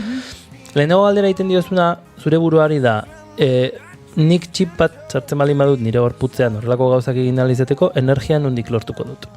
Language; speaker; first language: Basque; native; Basque